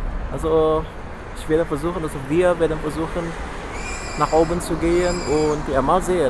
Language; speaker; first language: German; non-native, fluent; Indonesian